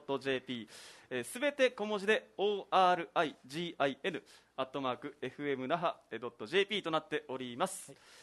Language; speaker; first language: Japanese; native; Japanese